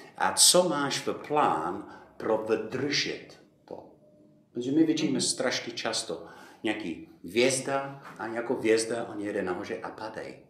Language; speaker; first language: Czech; non-native, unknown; English